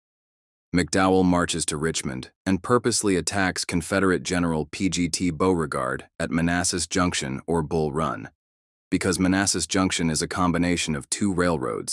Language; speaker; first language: English; native; English